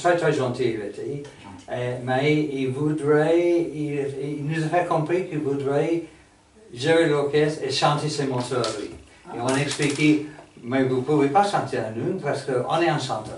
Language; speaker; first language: French; non-native, fluent; English